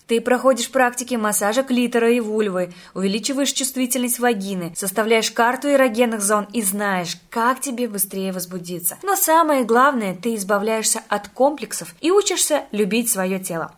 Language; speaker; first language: Russian; native; Russian